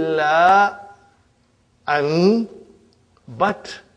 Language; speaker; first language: Arabic; non-native, fluent; English